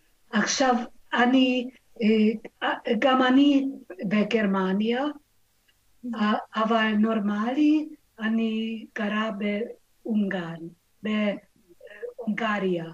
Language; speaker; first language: Hebrew; non-native, learner; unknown